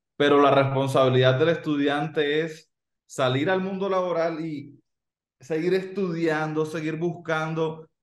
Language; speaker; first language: Spanish; native; Spanish